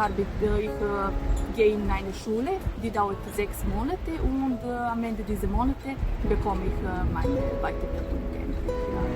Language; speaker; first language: German; non-native, learner; Serbian